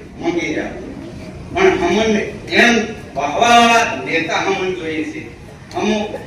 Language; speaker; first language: Gujarati; non-native, local second language; Bhili